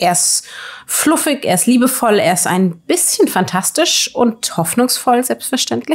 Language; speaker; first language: German; native; German